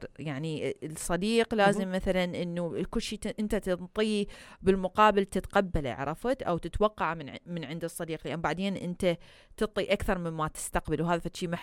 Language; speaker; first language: Arabic; early bilingual, heritage; Arabic